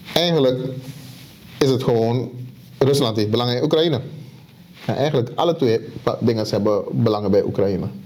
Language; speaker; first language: Dutch; native; Dutch